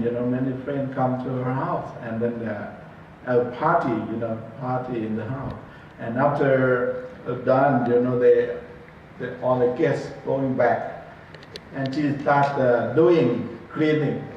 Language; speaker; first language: English; non-native, learner; Thai